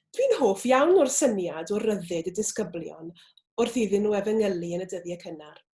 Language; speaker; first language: Welsh; native; Welsh